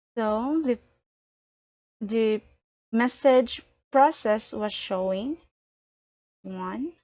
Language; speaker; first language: English; non-native, learner; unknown